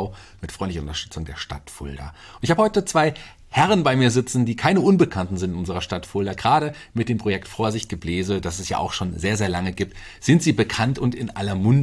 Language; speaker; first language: German; native; German